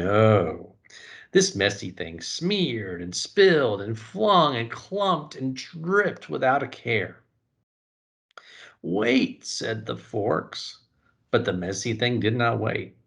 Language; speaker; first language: English; native; English